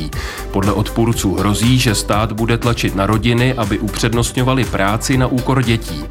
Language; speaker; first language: Czech; native; Czech